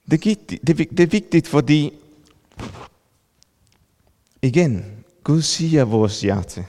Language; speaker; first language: Danish; non-native, fluent; Spanish